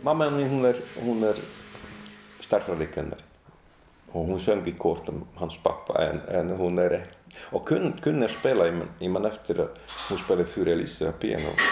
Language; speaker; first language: Icelandic; non-native, fluent; Hungarian